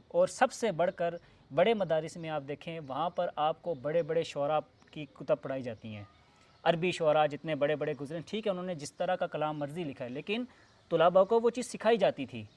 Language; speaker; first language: Urdu; non-native, local second language; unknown